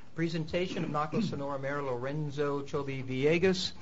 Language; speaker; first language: English; native; English